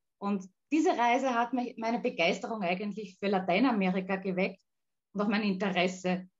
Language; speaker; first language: German; native; German